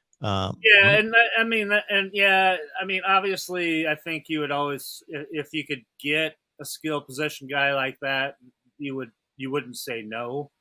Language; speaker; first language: English; native; English